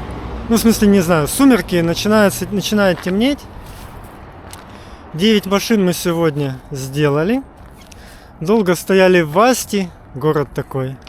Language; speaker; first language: Russian; native; Russian